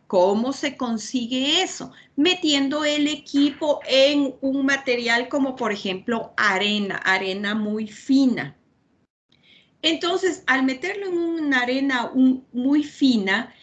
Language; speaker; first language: Spanish; native; Spanish